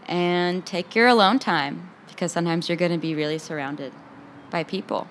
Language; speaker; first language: English; native; English